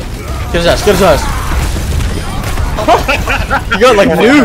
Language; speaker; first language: English; native; English